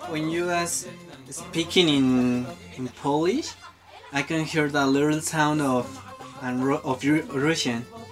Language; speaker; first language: English; non-native, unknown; Spanish